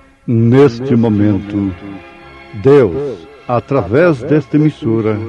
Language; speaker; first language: Portuguese; native; Portuguese